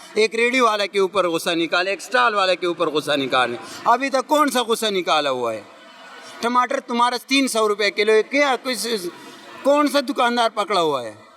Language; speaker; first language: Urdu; non-native, local second language; Pashto